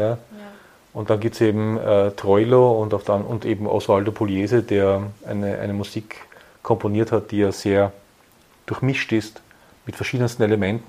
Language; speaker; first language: German; native; German